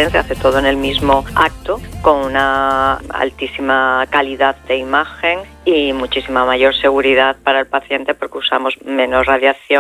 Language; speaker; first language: Spanish; native; Spanish